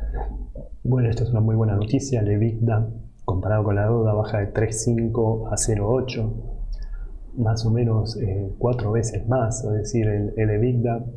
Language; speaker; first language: Spanish; native; Spanish